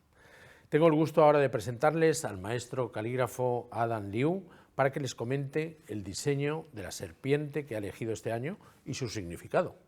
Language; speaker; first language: Spanish; native; Spanish